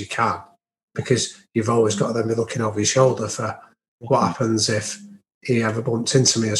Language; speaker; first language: English; native; English